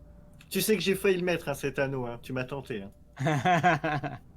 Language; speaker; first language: French; native; French